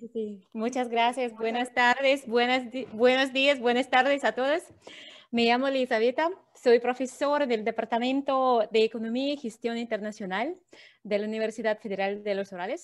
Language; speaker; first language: Spanish; non-native, learner; Russian